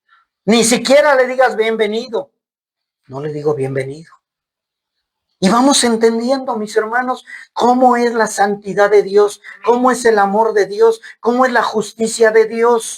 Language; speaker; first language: Spanish; native; Spanish